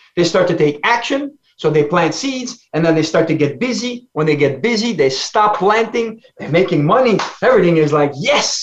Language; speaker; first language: English; non-native, fluent; French